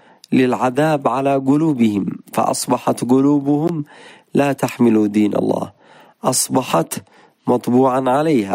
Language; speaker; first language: Arabic; native; Arabic